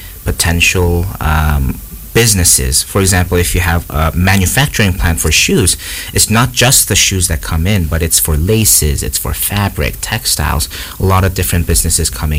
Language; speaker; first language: English; non-native, local second language; Korean